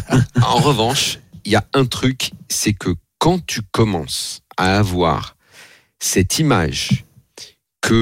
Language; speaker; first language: French; native; French